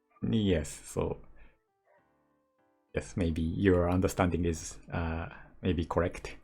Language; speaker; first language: English; non-native, learner; Japanese